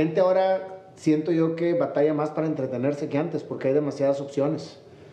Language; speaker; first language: Spanish; native; Spanish